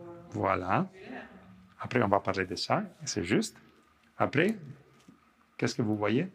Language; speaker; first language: French; non-native, fluent; Italian